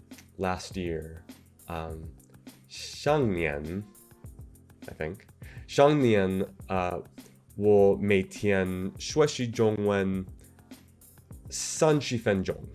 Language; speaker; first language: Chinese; non-native, learner; English